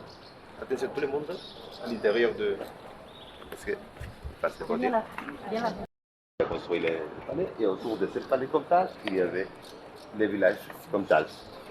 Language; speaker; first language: French; non-native, local second language; Catalan